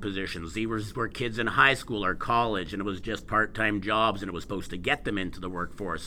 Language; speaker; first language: English; native; English